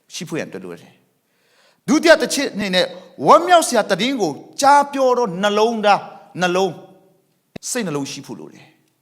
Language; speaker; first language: Burmese; non-native, local second language; Thado Chin